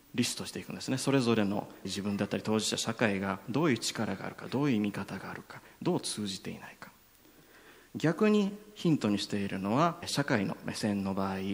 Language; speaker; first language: Japanese; native; Japanese